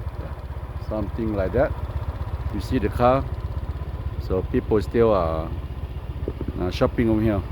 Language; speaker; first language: English; non-native, learner; Lao